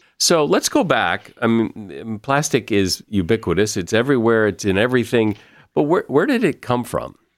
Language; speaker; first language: English; native; English